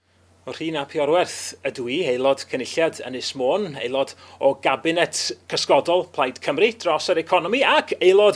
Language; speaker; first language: Welsh; native; Welsh